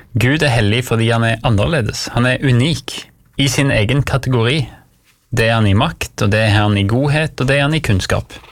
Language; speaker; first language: Norwegian; native; Norwegian